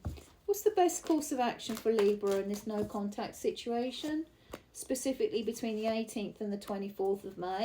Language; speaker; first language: English; native; English